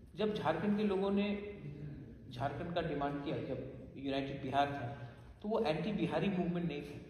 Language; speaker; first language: Hindi; non-native, local second language; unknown